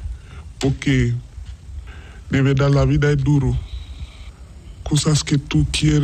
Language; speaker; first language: Spanish; non-native, learner; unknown